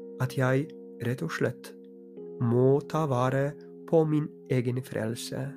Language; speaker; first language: Norwegian; non-native, fluent; Polish